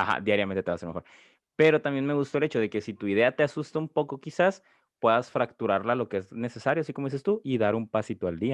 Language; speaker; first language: Spanish; native; Spanish